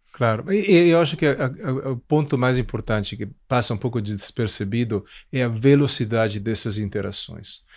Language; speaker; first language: Portuguese; non-native, fluent; Italian